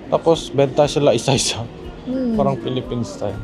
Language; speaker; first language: Filipino; non-native, learner; Korean